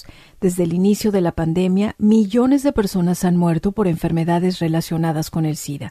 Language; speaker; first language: Spanish; native; Spanish